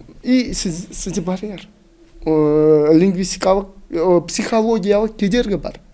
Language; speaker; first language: Kazakh; non-native, local second language; Russian